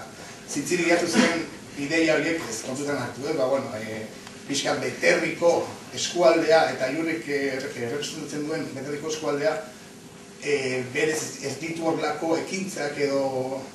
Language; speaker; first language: Basque; native; Basque